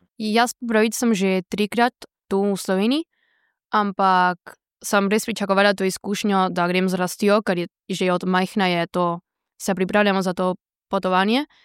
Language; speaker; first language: Slovenian; early bilingual, heritage; Slovenian